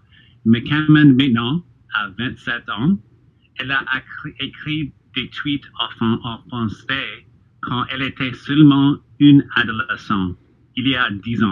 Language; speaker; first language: French; non-native, fluent; English